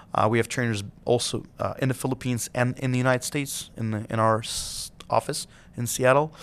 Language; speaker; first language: English; non-native, fluent; Russian